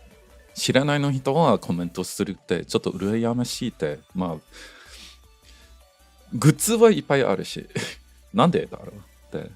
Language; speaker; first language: Japanese; non-native, learner; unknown